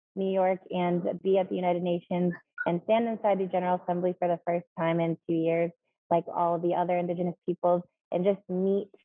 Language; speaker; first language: English; native; English